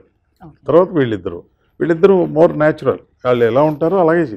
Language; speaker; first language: Telugu; native; Telugu